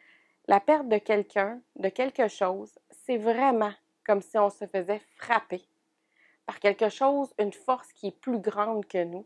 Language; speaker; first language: French; native; French